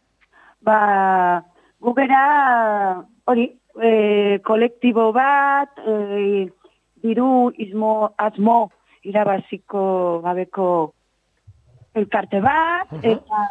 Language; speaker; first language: Basque; non-native, local second language; Spanish